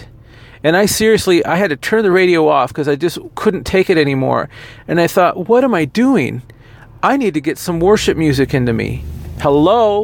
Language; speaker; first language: English; native; English